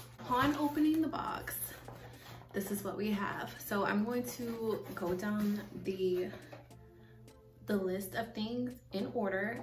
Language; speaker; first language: English; native; English